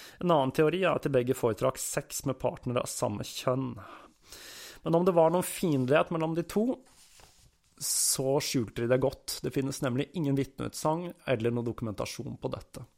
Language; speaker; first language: Norwegian; native; Norwegian